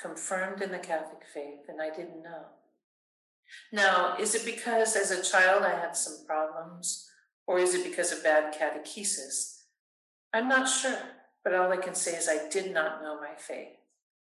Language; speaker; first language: English; native; English